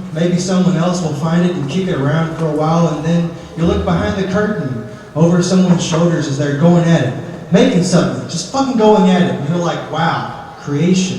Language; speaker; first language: English; native; English